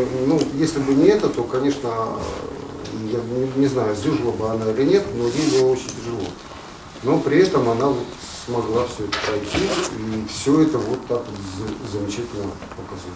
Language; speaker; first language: Russian; native; Russian